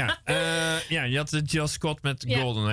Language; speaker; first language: Dutch; native; Dutch